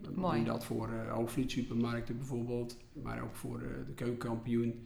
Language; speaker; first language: Dutch; native; Dutch